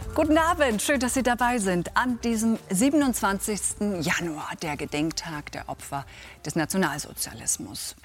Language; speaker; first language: German; native; German